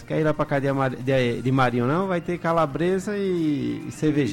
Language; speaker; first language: Portuguese; native; Portuguese